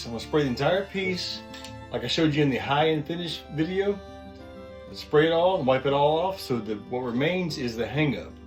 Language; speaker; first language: English; native; English